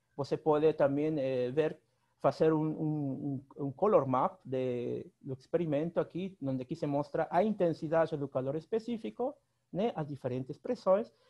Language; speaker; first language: Spanish; native; Spanish